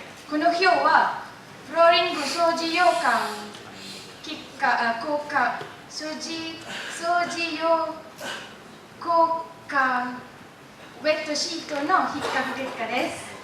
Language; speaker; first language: Japanese; non-native, learner; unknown